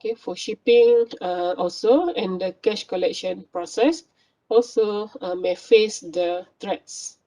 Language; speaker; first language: English; non-native, local second language; Malay